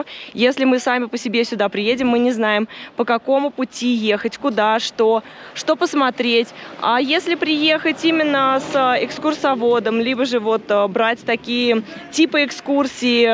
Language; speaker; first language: Russian; native; Russian